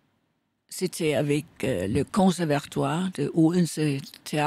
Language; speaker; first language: French; non-native, fluent; Danish